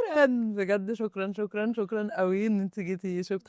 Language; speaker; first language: Arabic; native; Arabic